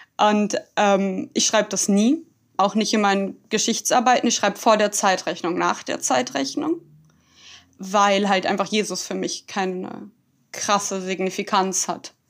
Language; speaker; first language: German; native; German